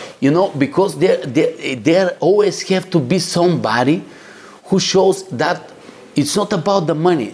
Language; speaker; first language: English; non-native, learner; Bulgarian